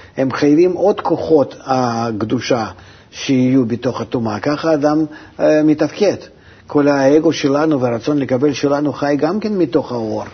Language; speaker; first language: Hebrew; non-native, fluent; Russian